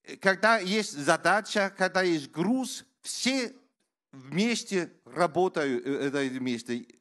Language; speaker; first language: Russian; non-native, learner; Danish